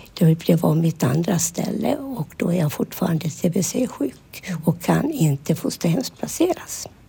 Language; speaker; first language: Swedish; early bilingual, other home language; Finnish